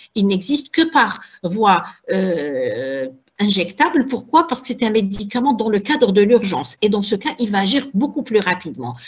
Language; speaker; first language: French; non-native, local second language; Arabic